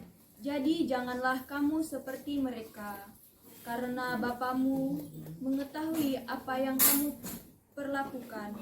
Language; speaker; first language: Indonesian; native; Indonesian